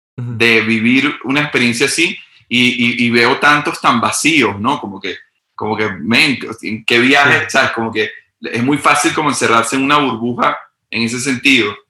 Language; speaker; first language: Spanish; native; Spanish